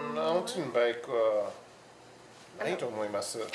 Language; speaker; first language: Japanese; non-native, fluent; English